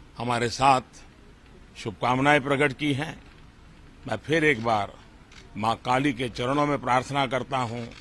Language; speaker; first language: Hindi; non-native, local second language; Gujarati